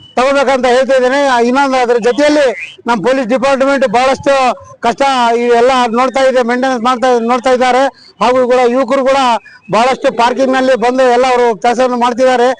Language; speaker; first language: Kannada; non-native, local second language; Urdu